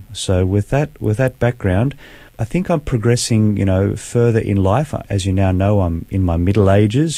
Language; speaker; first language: English; native; English